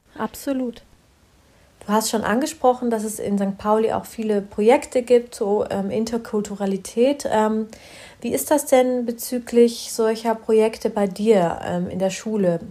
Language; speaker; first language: German; early bilingual, other home language; Turkish